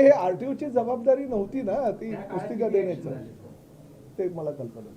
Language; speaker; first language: Marathi; native; Marathi